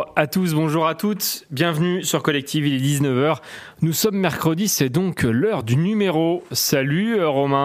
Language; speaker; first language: French; native; French